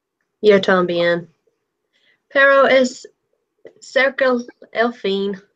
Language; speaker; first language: Spanish; non-native, learner; English